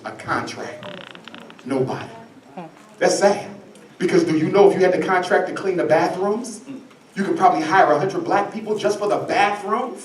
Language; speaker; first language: English; native; English